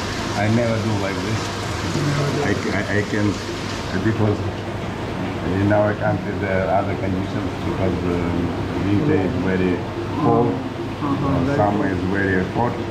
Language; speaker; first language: English; non-native, learner; Russian